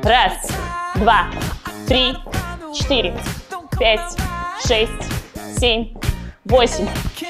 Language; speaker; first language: Russian; native; Russian